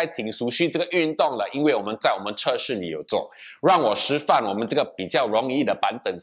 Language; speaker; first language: Chinese; non-native, local second language; English